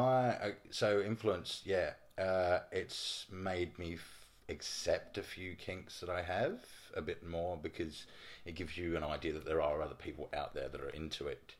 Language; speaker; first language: English; native; English